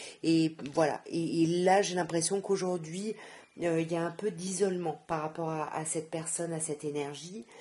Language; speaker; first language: French; native; French